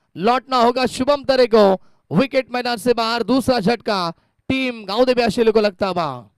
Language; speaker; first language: Hindi; non-native, local second language; Marathi